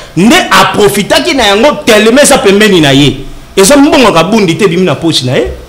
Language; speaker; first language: Lingala; native; Lingala